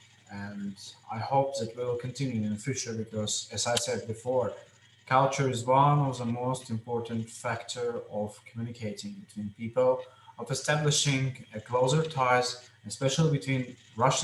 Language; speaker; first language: English; non-native, fluent; Russian